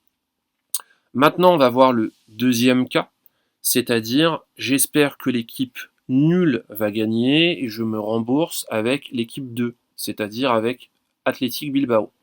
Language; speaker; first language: French; native; French